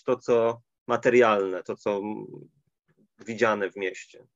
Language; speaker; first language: Polish; native; Polish